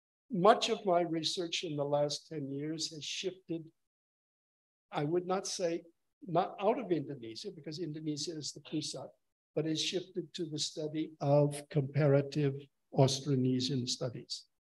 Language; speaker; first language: English; native; English